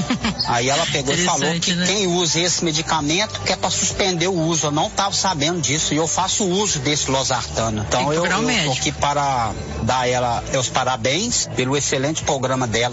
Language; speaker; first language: Portuguese; native; Portuguese